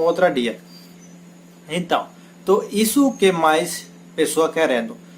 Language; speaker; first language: Portuguese; non-native, learner; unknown